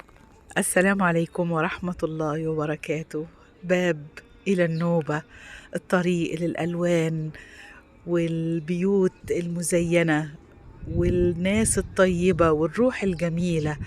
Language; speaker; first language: Arabic; native; Arabic